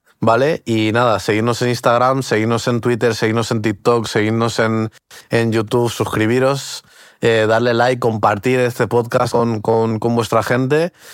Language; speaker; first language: Spanish; early bilingual, other home language; Portuguese